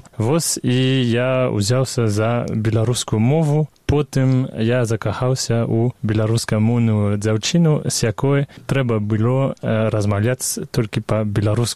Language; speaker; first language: Belarusian; non-native, fluent; French